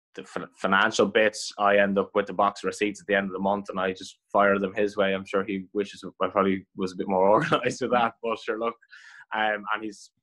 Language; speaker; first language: English; native; English